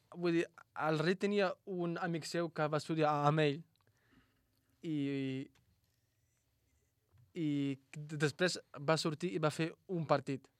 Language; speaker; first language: Catalan; non-native, fluent; Arabic